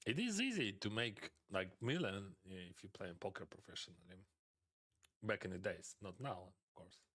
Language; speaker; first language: English; non-native, fluent; Ukrainian